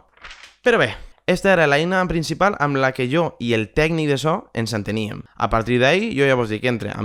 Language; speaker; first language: Catalan; native; Catalan